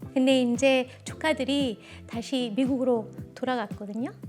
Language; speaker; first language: Korean; early bilingual, heritage; Korean